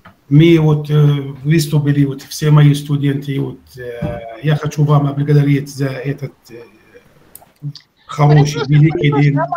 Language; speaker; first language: Russian; non-native, fluent; Arabic